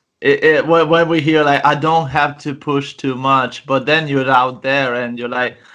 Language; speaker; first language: English; non-native, fluent; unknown